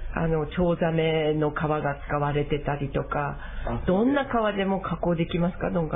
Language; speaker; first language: Japanese; native; Japanese